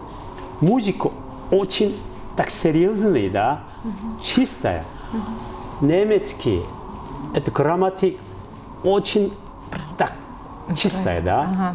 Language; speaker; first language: Russian; non-native, learner; Korean